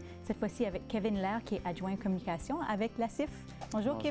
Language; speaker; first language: French; native; French